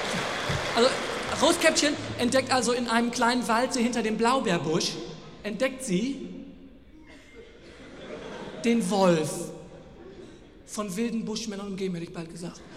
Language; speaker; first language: German; native; German